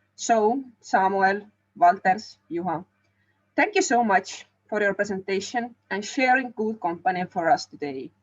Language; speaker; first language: English; non-native, fluent; Estonian